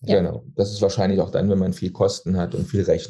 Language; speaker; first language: German; native; German